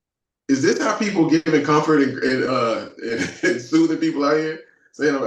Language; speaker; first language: English; native; English